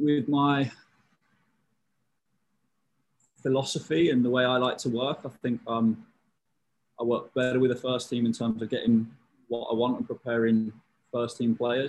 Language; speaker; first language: English; native; English